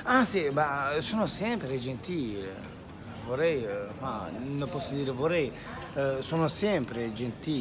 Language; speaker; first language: Italian; non-native, learner; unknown